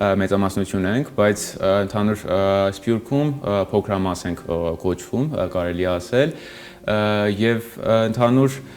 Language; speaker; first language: Armenian; early bilingual, heritage; Armenian